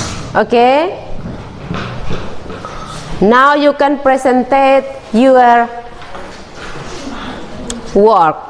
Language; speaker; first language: English; non-native, learner; Indonesian